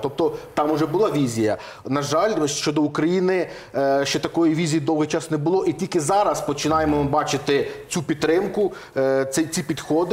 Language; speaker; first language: Ukrainian; native; Ukrainian